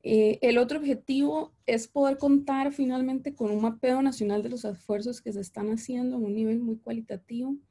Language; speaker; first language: Spanish; native; Spanish